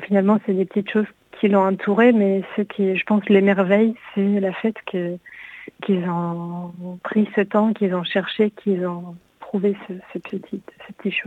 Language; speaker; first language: French; non-native, fluent; Hebrew